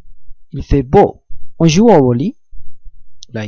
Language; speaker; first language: French; non-native, fluent; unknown